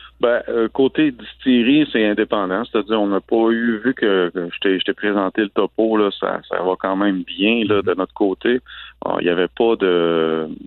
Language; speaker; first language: French; native; French